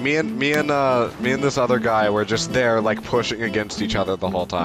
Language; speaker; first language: English; native; English